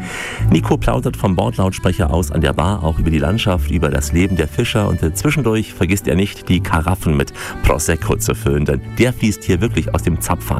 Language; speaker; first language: German; native; German